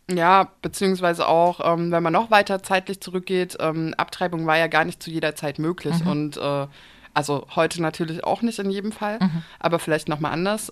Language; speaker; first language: German; native; German